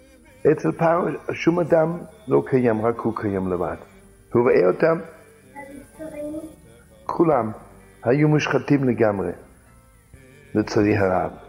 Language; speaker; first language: Hebrew; non-native, fluent; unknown